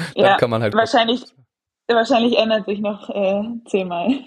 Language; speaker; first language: German; native; German